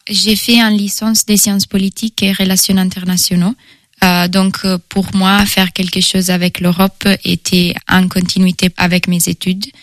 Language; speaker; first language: French; non-native, fluent; Italian